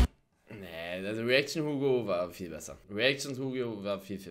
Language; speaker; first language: German; native; German